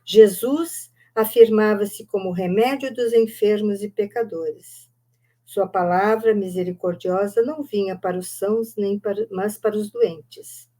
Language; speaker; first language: Portuguese; native; Portuguese